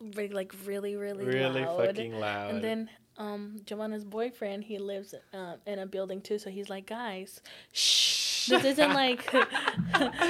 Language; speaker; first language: English; non-native, fluent; Portuguese